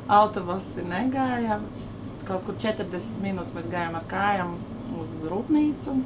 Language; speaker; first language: Latvian; non-native, local second language; Russian